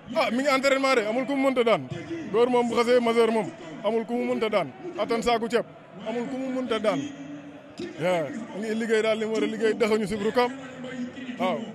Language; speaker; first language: Wolof; native; Wolof